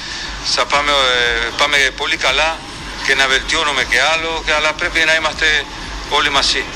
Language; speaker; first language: Greek; non-native, fluent; Spanish